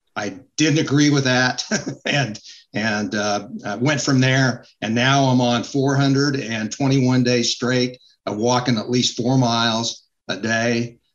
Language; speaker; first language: English; native; English